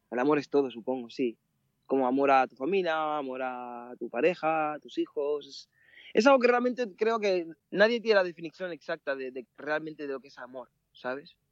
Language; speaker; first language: Spanish; early bilingual, other home language; Mandingo